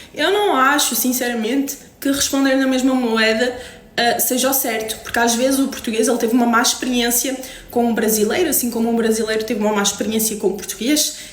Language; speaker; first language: Portuguese; native; Portuguese